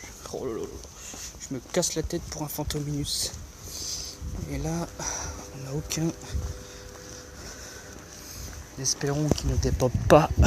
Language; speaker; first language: French; native; French